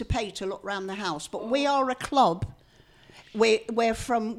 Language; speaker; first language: English; native; English